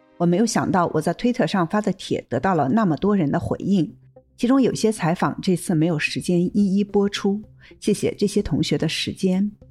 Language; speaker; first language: Chinese; native; Chinese